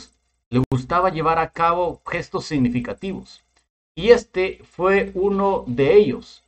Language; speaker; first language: Spanish; native; Spanish